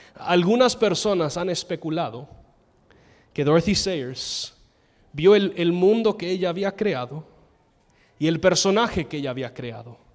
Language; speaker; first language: Spanish; non-native, fluent; English